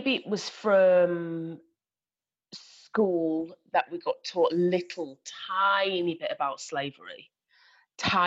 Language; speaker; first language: English; native; English